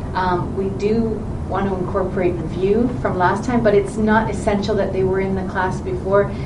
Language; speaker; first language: English; native; English